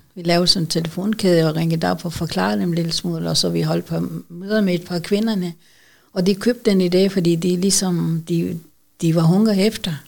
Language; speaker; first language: Danish; non-native, fluent; Urdu